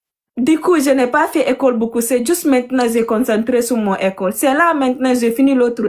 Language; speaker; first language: French; non-native, learner; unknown